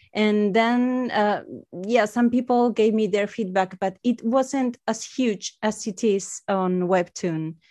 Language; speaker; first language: English; non-native, fluent; Spanish